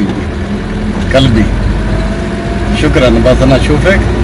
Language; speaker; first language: Arabic; non-native, learner; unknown